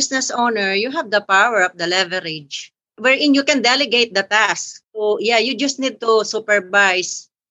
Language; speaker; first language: English; non-native, local second language; Filipino